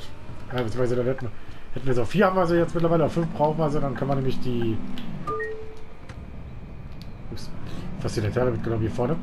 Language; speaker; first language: German; native; German